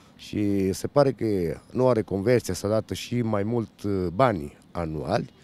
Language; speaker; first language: Romanian; non-native, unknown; Italian